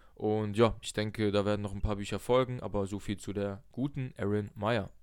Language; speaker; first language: German; early bilingual, other home language; Russian